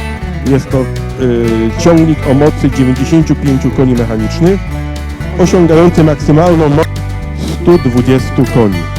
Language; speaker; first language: Polish; native; Polish